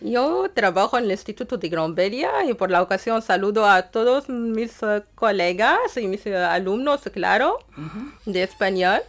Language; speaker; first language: Spanish; non-native, fluent; Arabic